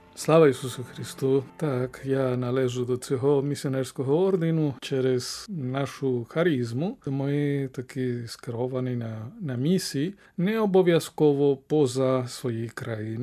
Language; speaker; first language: Ukrainian; non-native, fluent; Spanish